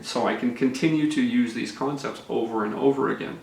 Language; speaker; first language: English; native; English